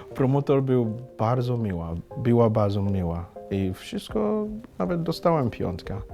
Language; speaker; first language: Polish; non-native, fluent; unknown